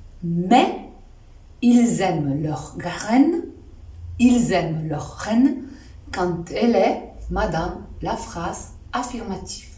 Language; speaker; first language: French; non-native, fluent; Spanish